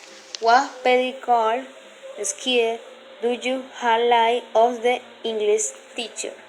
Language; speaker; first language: English; non-native, learner; Spanish